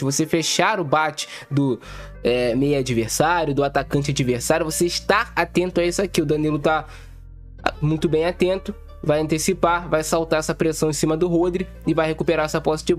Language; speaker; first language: Portuguese; native; Portuguese